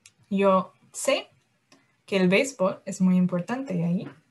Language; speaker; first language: Spanish; non-native, fluent; English